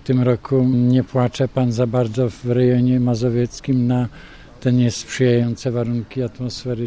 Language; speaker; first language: Polish; native; Polish